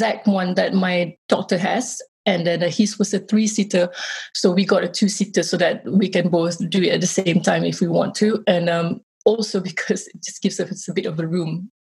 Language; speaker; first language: English; non-native, local second language; Malay